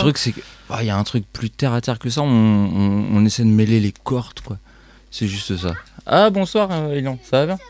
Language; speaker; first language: French; native; French